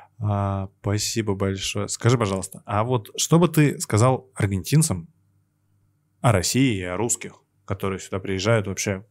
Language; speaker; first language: Russian; native; Russian